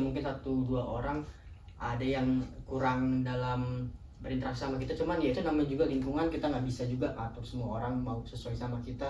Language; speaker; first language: Indonesian; native; Indonesian